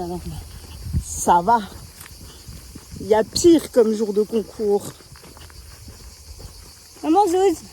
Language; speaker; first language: French; native; French